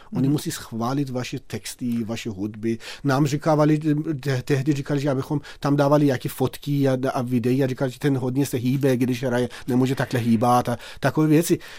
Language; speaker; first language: Czech; non-native, fluent; Persian